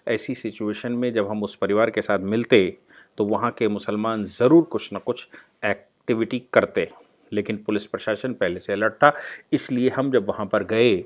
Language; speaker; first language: Hindi; native; Hindi